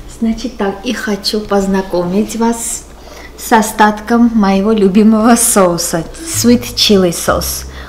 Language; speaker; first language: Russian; non-native, local second language; Armenian